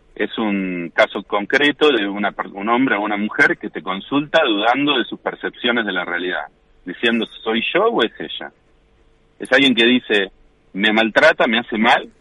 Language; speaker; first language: Spanish; native; Spanish